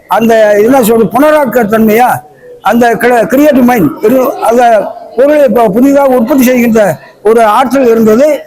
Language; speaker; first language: Tamil; early bilingual, heritage; Tamil